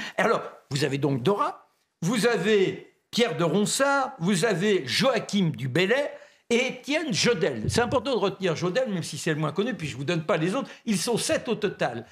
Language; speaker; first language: French; native; French